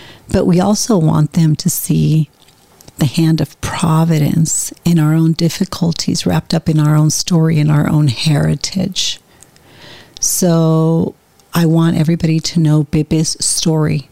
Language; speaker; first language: English; native; English